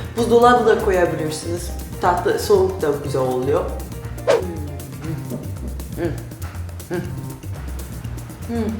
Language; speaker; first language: Turkish; non-native, fluent; Portuguese